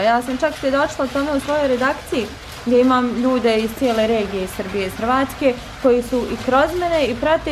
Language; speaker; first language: Bosnian; native; Bosnian